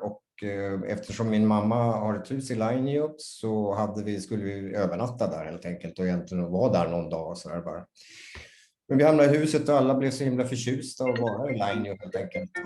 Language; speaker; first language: Swedish; native; Swedish